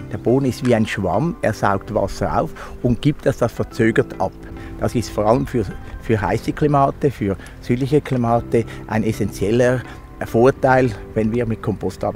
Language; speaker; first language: German; native; German